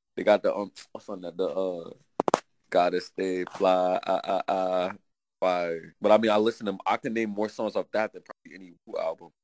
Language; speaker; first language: English; native; English